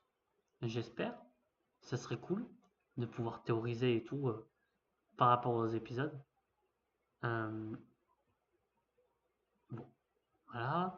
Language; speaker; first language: French; native; French